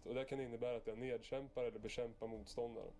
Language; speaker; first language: Swedish; native; Swedish